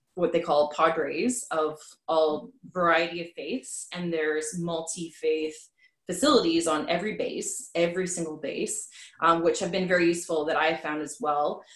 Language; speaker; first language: English; native; English